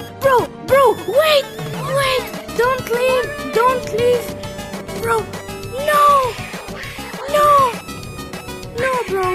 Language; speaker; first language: English; non-native, fluent; Greek